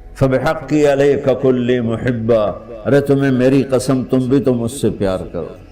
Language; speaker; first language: Urdu; non-native, local second language; Punjabi